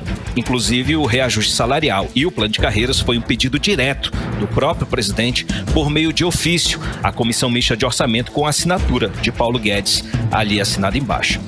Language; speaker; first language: Portuguese; native; Portuguese